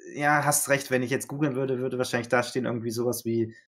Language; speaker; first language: German; native; German